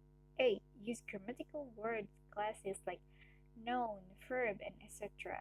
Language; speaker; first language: English; non-native, learner; Indonesian